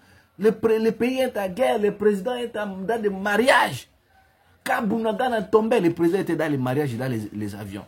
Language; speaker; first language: French; non-native, local second language; Lingala